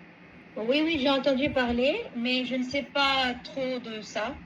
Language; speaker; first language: French; non-native, fluent; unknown